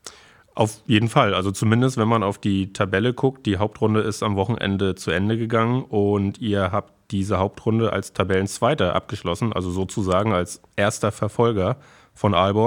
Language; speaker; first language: German; native; German